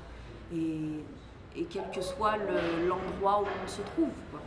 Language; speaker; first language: French; native; French